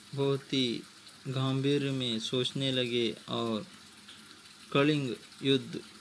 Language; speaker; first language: Hindi; non-native, local second language; Kannada